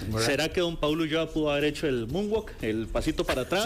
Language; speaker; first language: Spanish; native; Spanish